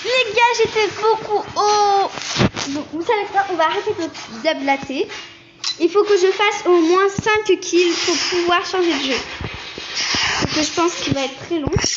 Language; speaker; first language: French; native; French